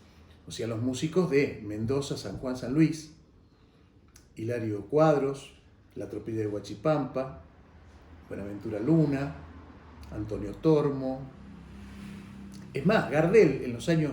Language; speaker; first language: Spanish; native; Spanish